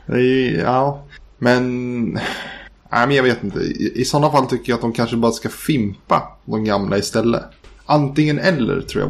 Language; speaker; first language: Swedish; native; Swedish